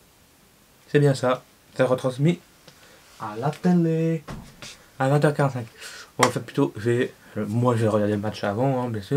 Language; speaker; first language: French; native; French